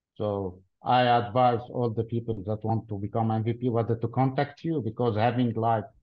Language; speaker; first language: English; non-native, fluent; Arabic